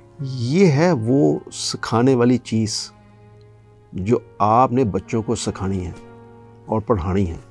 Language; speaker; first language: Urdu; native; Urdu